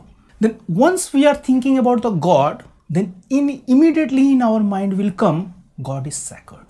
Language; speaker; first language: English; non-native, local second language; Hindi